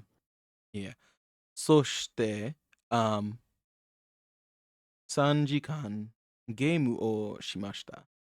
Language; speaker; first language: Japanese; non-native, learner; English